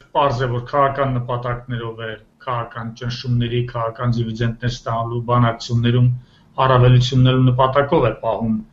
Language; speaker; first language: Armenian; native; Armenian